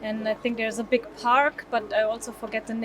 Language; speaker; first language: English; non-native, fluent; German